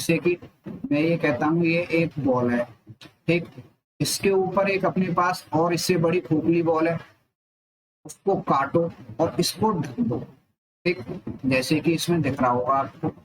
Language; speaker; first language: Hindi; native; Hindi